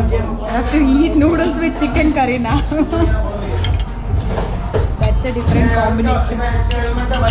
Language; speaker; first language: English; non-native, local second language; Telugu